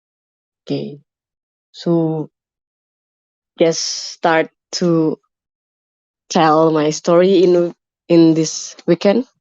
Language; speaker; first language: English; non-native, learner; Indonesian